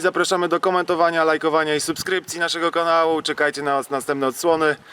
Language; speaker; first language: Polish; native; Polish